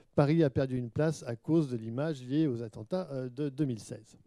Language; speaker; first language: French; native; French